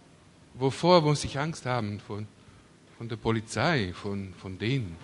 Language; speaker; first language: German; non-native, fluent; Italian